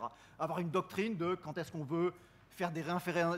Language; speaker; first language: French; native; French